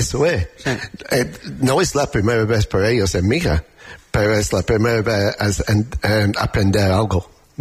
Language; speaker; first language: Spanish; non-native, learner; English